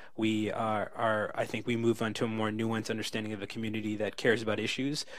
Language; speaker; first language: English; native; English